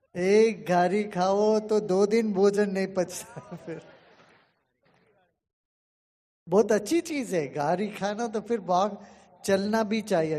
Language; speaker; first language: Hindi; non-native, local second language; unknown